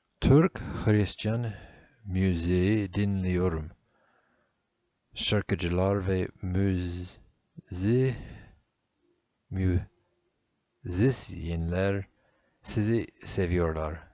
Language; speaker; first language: Turkish; non-native, fluent; English